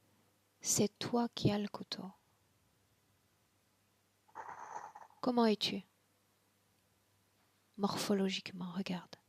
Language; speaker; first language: French; native; French